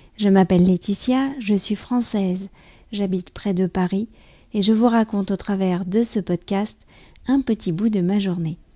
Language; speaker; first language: French; native; French